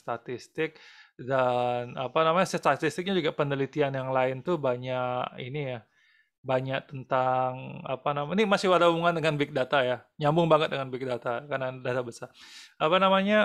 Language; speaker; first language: Indonesian; native; Indonesian